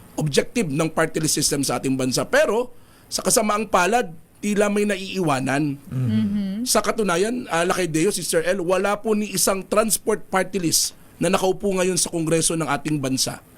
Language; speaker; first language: Filipino; native; Filipino